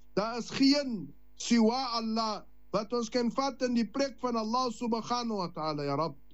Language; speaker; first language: Dutch; non-native, learner; Afrikaans